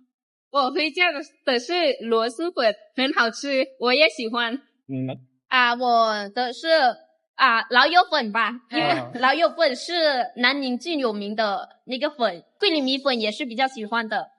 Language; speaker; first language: Chinese; non-native, fluent; Lao